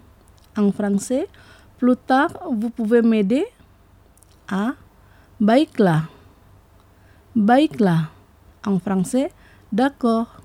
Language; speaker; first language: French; non-native, fluent; Indonesian